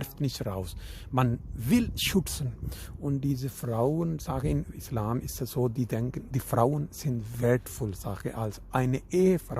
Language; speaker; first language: German; non-native, fluent; Urdu